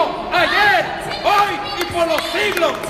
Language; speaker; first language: Spanish; native; Spanish